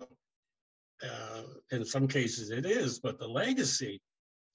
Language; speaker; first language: English; native; English